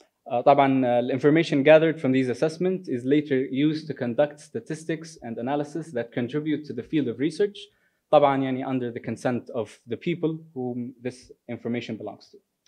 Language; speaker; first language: English; non-native, fluent; Arabic